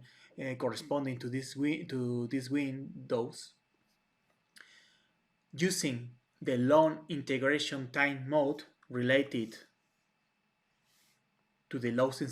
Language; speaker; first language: English; non-native, fluent; Spanish